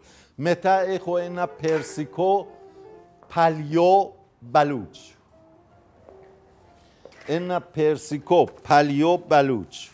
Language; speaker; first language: Greek; non-native, fluent; Persian